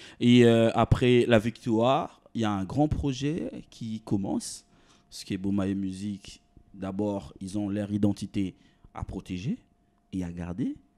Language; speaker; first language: French; non-native, local second language; Lingala